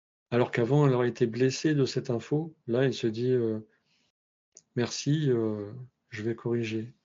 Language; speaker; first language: French; native; French